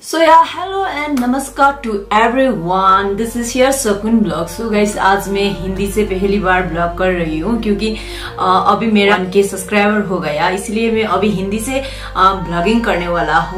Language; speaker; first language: Hindi; non-native, local second language; Nepali